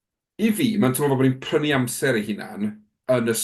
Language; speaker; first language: Welsh; native; Welsh